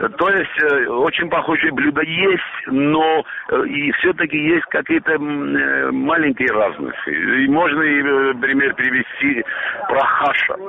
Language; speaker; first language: Russian; non-native, local second language; Armenian